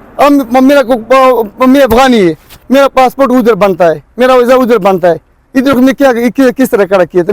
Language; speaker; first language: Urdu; non-native, learner; Pashto